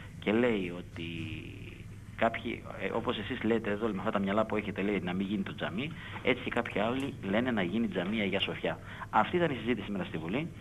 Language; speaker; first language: Greek; native; Greek